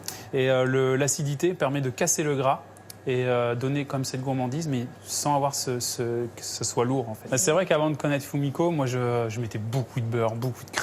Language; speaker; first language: French; native; French